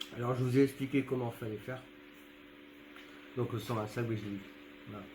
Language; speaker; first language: French; native; French